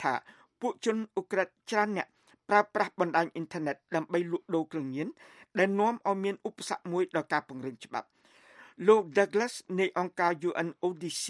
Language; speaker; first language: Khmer; native; Khmer